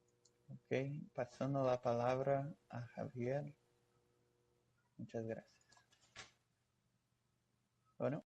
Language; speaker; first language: Spanish; non-native, fluent; Portuguese